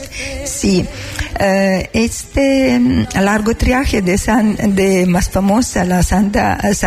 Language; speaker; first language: Spanish; non-native, learner; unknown